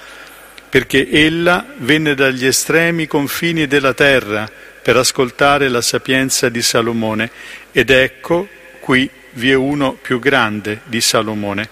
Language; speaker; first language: Italian; native; Italian